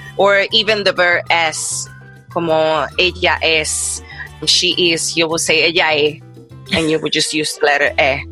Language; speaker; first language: English; non-native, fluent; Spanish